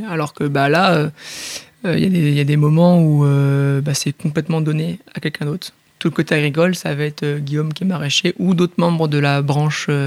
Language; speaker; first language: French; native; French